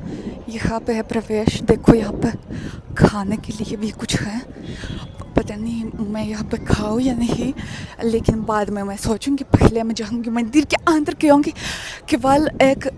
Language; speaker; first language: Hindi; non-native, learner; Russian